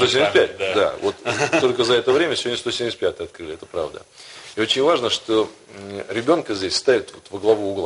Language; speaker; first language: Russian; native; Russian